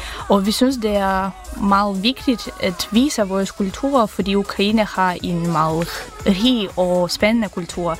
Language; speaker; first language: Danish; non-native, fluent; Ukrainian